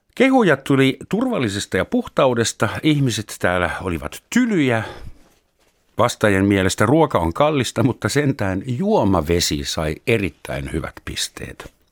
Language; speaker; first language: Finnish; non-native, fluent; German